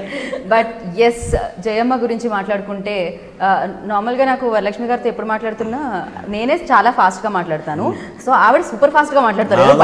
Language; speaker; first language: Telugu; native; Telugu